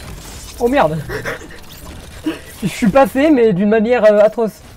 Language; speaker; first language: French; native; French